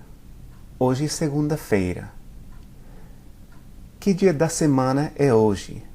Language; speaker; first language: Portuguese; non-native, fluent; English